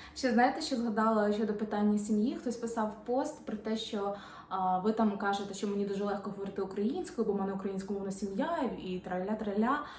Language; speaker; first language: Ukrainian; non-native, local second language; Russian